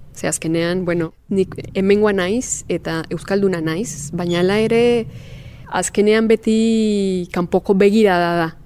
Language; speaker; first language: Basque; non-native, fluent; Spanish